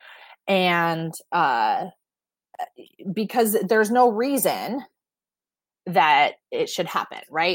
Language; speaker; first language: English; native; English